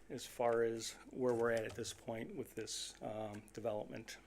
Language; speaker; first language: English; native; English